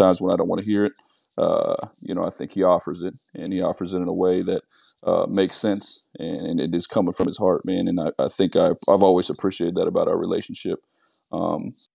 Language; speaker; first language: English; native; English